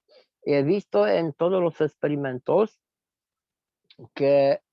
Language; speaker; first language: Spanish; non-native, fluent; Romanian